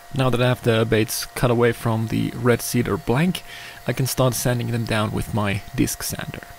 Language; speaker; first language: English; non-native, fluent; Finnish